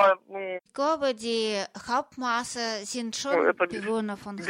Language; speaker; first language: German; non-native, fluent; Russian